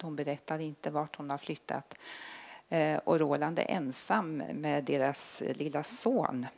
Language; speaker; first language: Swedish; native; Swedish